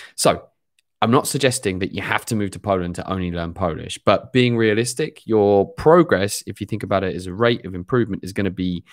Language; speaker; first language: English; native; English